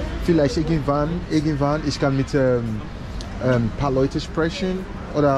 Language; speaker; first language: German; non-native, learner; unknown